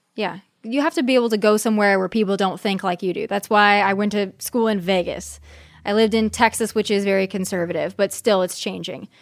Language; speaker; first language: English; native; English